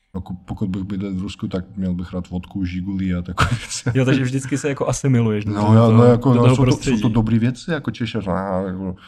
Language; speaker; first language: Czech; early bilingual, other home language; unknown